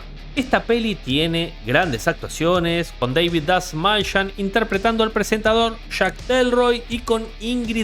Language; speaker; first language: Spanish; native; Spanish